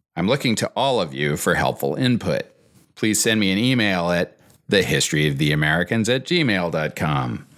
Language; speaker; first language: English; native; English